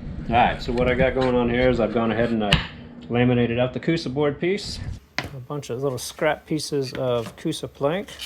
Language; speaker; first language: English; native; English